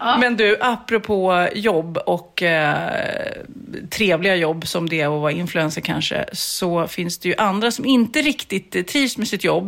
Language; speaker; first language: Swedish; native; Swedish